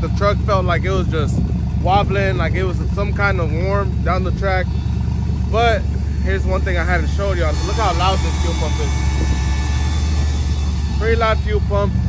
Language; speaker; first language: English; early bilingual, other home language; Spanish